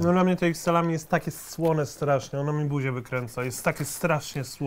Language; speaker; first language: Polish; native; Polish